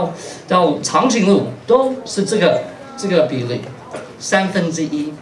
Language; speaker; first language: Chinese; non-native, fluent; English